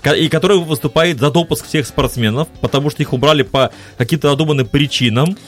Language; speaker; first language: Russian; native; Russian